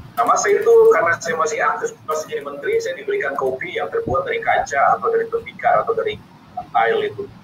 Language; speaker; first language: Indonesian; native; Indonesian